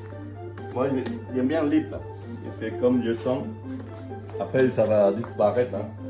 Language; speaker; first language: French; non-native, fluent; Vietnamese